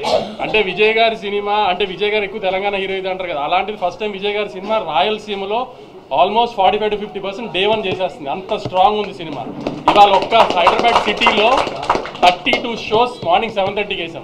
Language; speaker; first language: Telugu; native; Telugu